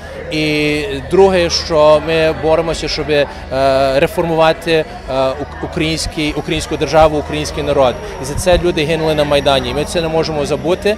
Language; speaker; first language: Ukrainian; early bilingual, heritage; Ukrainian